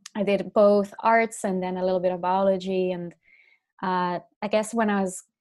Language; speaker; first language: English; non-native, fluent; Finnish